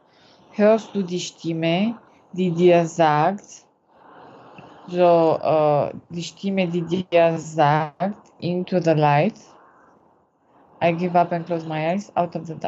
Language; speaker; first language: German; non-native, learner; French